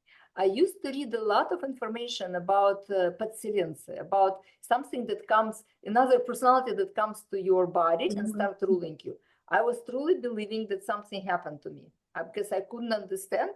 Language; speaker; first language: English; non-native, fluent; Russian